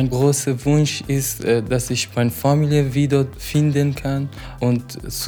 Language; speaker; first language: German; non-native, fluent; Persian